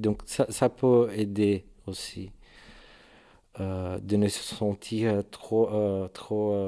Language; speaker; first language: French; non-native, learner; Portuguese